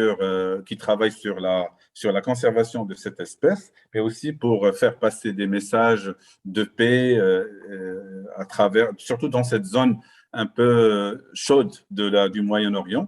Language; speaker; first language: French; non-native, local second language; Arabic